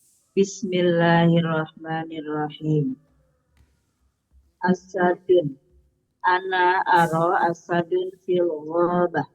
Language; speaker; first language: Arabic; non-native, learner; Indonesian